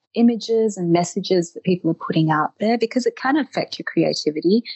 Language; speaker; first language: English; native; English